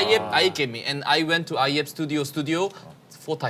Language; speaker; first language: English; non-native, learner; Korean